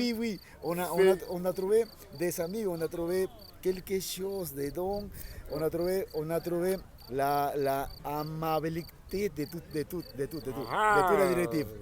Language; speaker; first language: French; non-native, learner; Spanish